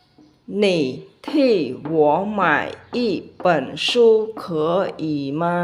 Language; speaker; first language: Chinese; non-native, fluent; Khmer